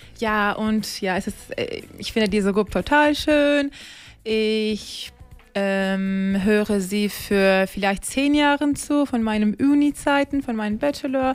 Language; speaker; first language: German; non-native, learner; Turkish